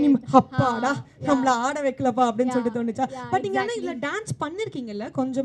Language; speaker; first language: Tamil; native; Tamil